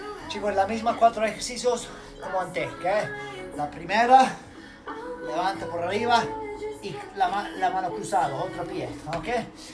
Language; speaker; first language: Spanish; non-native, learner; English